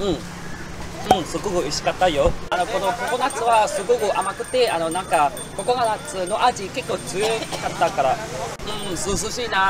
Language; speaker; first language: Japanese; non-native, learner; Malay